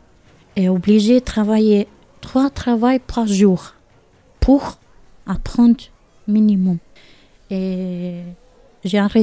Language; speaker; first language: French; non-native, learner; Albanian